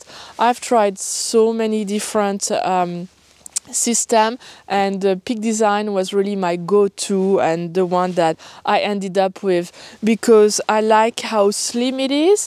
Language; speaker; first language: English; non-native, fluent; French